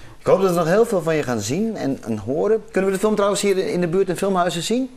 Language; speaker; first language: Dutch; native; Dutch